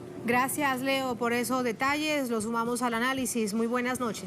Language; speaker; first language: Spanish; native; Spanish